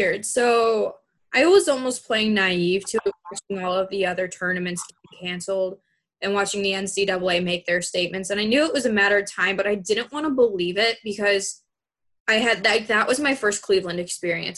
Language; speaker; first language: English; native; English